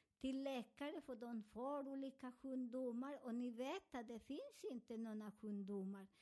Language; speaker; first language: Swedish; non-native, learner; Spanish